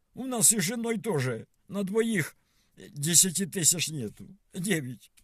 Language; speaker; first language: Russian; non-native, local second language; Ukrainian